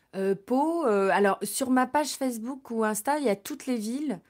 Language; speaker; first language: French; native; French